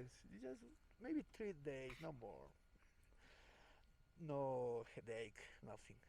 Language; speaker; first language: English; non-native, learner; Spanish